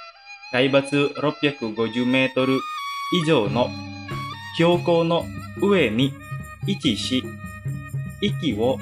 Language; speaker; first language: Japanese; non-native, fluent; Indonesian